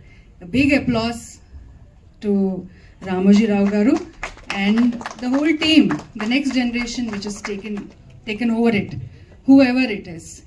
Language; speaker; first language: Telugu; non-native, learner; Kannada